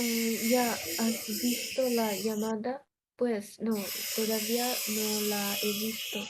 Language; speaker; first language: Spanish; non-native, learner; Bangla